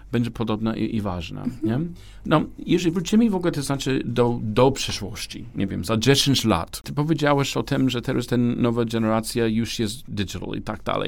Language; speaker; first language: Polish; non-native, learner; English